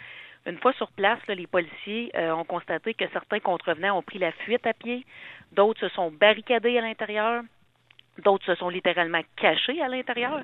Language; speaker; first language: French; native; French